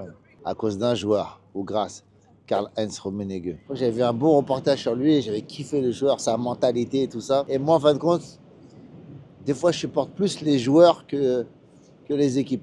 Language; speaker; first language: French; native; French